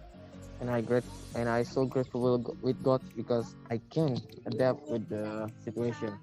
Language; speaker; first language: English; non-native, learner; Indonesian